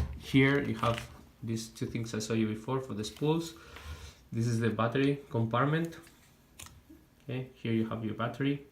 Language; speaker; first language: English; non-native, fluent; Spanish